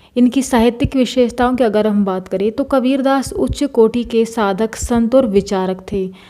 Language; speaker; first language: Hindi; native; Hindi